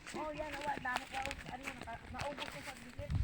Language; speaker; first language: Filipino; non-native, local second language; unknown